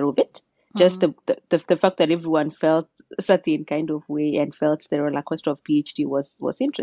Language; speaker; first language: English; non-native, local second language; Kalenjin